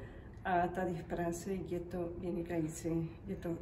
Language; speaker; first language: Czech; non-native, learner; Spanish